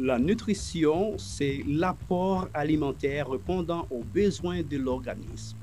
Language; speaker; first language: French; non-native, fluent; Spanish